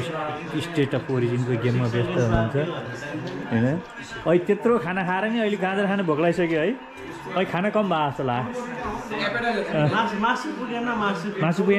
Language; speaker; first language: Nepali; native; Nepali